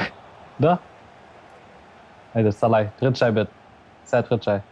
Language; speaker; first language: Macedonian; early bilingual, heritage; German